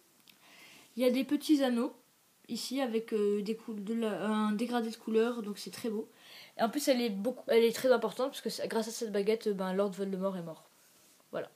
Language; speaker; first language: French; native; French